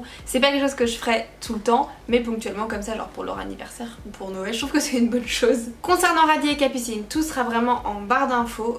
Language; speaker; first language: French; native; French